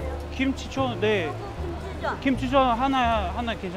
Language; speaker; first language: Korean; non-native, fluent; Russian